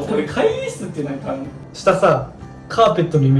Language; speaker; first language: Japanese; native; Japanese